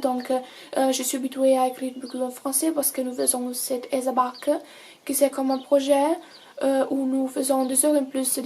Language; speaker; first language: French; non-native, fluent; Italian